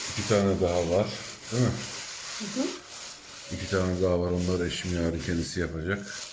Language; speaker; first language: Turkish; native; Turkish